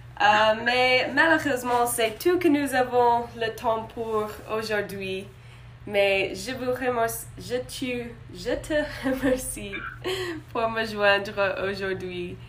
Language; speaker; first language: French; non-native, learner; English